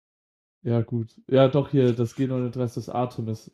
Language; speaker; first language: German; native; German